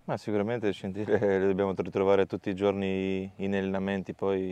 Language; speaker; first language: Italian; non-native, fluent; Macedonian